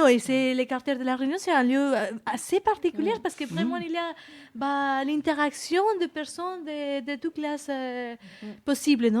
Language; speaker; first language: French; non-native, fluent; Spanish